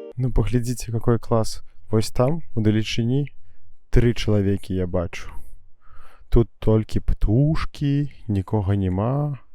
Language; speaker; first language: Belarusian; non-native, local second language; Russian